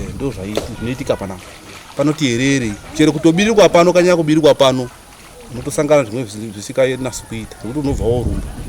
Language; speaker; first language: Shona; native; Shona